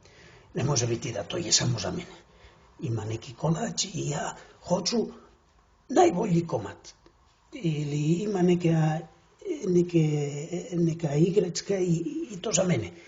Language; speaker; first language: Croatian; non-native, fluent; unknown